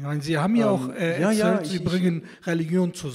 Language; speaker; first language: German; non-native, fluent; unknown